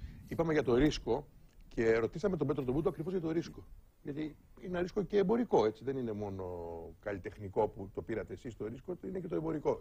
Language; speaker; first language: Greek; native; Greek